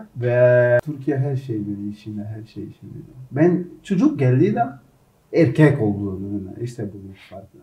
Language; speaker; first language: Turkish; non-native, learner; Portuguese